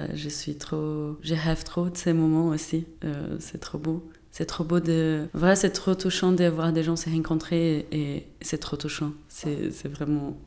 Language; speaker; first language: French; non-native, fluent; Portuguese